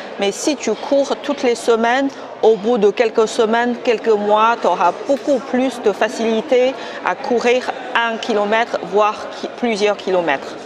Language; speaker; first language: French; non-native, fluent; Chinese